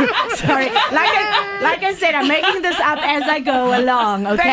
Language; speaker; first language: English; native; English